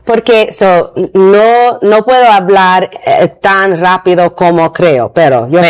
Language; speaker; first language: Spanish; non-native, learner; English